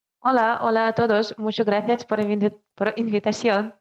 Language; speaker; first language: Spanish; non-native, fluent; Ukrainian